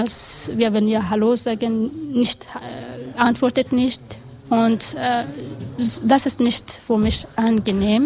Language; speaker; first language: German; non-native, learner; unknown